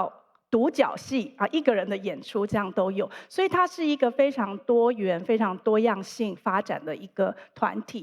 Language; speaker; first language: Chinese; native; Chinese